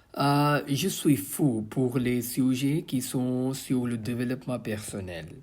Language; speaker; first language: French; non-native, learner; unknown